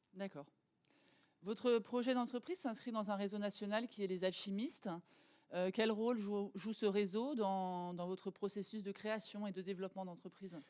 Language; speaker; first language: French; native; French